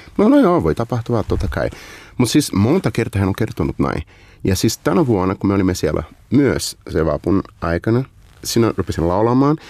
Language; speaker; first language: Finnish; non-native, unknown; Portuguese